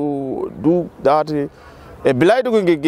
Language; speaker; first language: German; non-native, learner; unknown